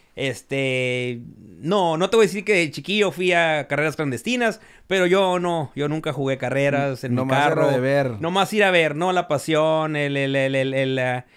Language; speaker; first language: Spanish; early bilingual, heritage; Spanish